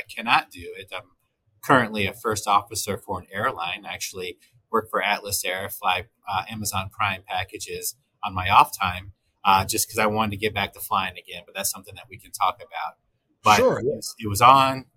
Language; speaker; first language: English; native; English